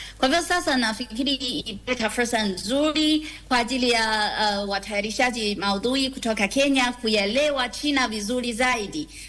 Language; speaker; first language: Swahili; non-native, fluent; Chinese